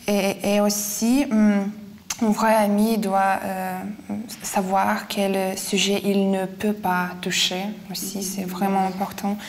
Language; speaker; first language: French; non-native, fluent; Lithuanian